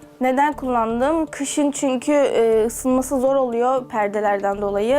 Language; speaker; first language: Turkish; native; Turkish